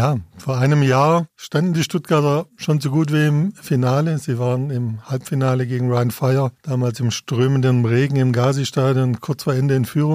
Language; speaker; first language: German; native; German